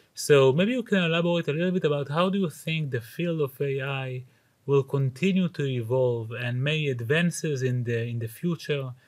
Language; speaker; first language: English; non-native, fluent; Hebrew